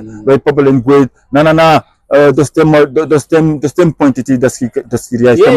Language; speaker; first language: Welsh; non-native, fluent; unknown